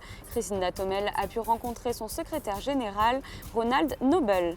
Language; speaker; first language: French; native; French